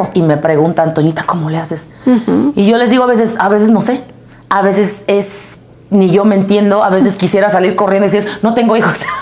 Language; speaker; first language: Spanish; native; Spanish